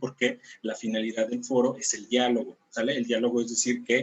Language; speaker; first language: Spanish; native; Spanish